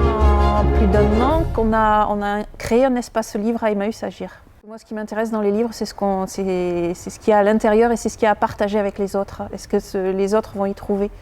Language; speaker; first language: French; native; French